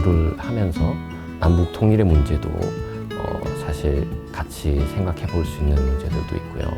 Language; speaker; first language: Korean; native; Korean